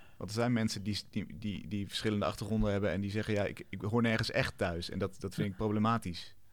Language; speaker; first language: Dutch; native; Dutch